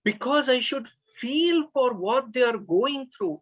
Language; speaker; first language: English; non-native, local second language; Kannada